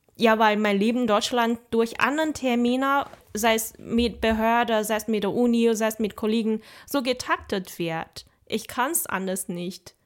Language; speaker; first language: German; non-native, fluent; Chinese